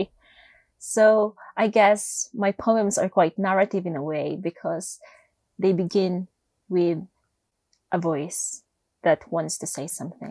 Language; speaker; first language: English; non-native, local second language; Filipino